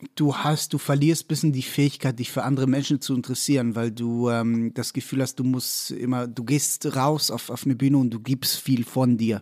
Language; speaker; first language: German; non-native, fluent; Hebrew